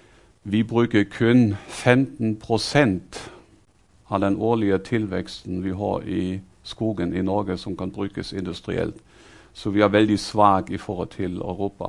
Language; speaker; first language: Norwegian; non-native, fluent; German